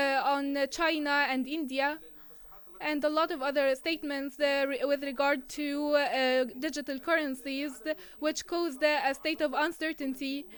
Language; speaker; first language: English; non-native, fluent; Arabic